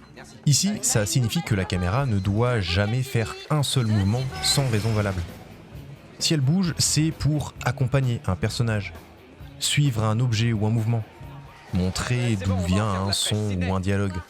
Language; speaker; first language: French; native; French